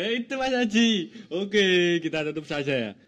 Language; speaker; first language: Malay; non-native, local second language; Javanese